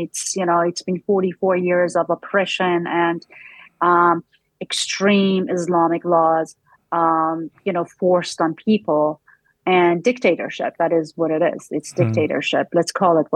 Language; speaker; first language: English; non-native, fluent; Persian